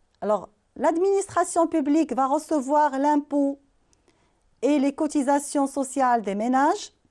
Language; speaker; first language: French; non-native, local second language; Arabic